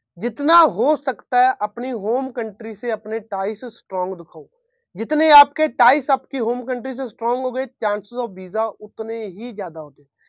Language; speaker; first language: Hindi; non-native, local second language; Punjabi